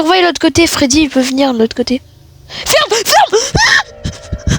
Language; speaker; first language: French; native; French